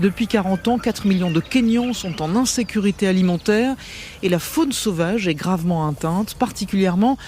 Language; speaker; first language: French; native; French